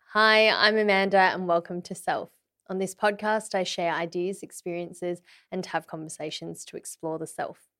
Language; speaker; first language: English; early bilingual, other home language; Vietnamese